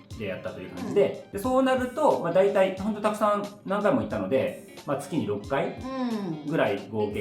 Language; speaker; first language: Japanese; native; Japanese